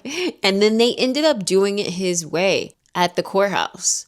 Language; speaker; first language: English; native; English